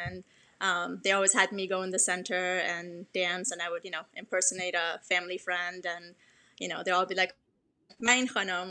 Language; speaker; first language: English; early bilingual, other home language; Persian